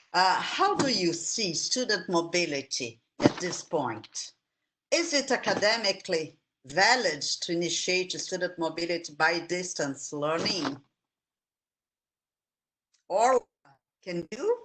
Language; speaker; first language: English; non-native, fluent; Portuguese